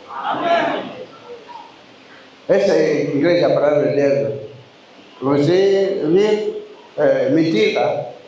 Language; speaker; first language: Portuguese; non-native, learner; Lingala